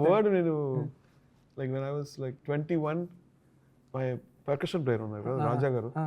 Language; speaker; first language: Telugu; non-native, learner; Tamil